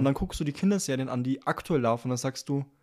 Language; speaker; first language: German; native; German